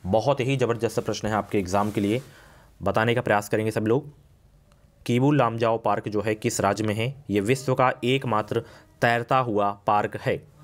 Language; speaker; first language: Hindi; native; Hindi